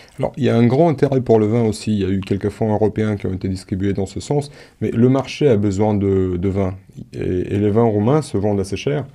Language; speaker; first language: French; non-native, fluent; Romanian